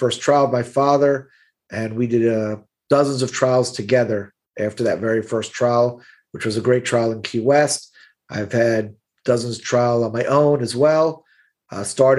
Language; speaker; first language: English; native; English